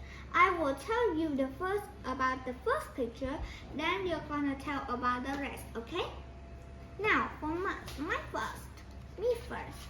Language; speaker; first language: English; non-native, fluent; Vietnamese